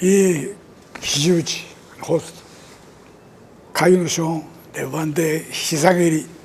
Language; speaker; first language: Portuguese; non-native, learner; Japanese